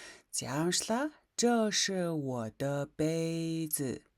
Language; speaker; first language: Chinese; non-native, fluent; Mongolian